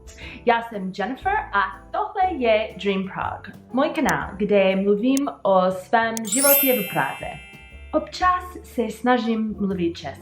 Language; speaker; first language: Czech; non-native, learner; English